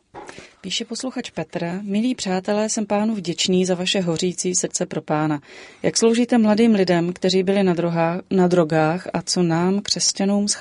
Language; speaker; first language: Czech; native; Czech